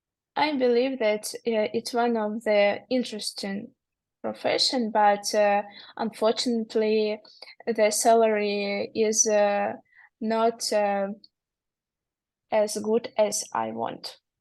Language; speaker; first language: English; non-native, learner; Russian